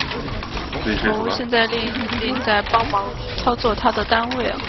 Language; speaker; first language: Chinese; native; Chinese